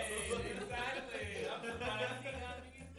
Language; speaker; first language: English; native; English